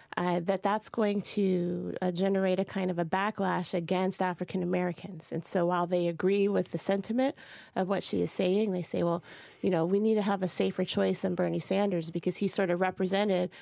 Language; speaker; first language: English; native; English